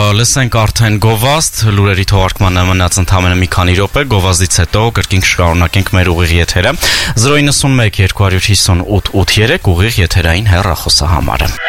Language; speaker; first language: Armenian; native; Armenian